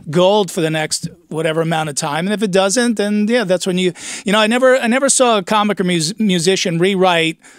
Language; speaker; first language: English; native; English